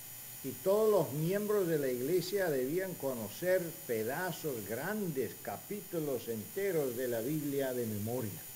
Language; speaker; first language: Spanish; non-native, fluent; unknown